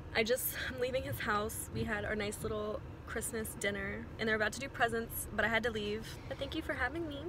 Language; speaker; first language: English; native; English